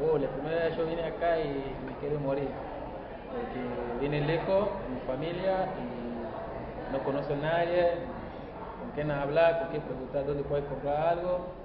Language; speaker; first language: Spanish; non-native, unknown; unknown